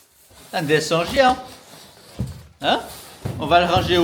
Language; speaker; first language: French; non-native, fluent; Portuguese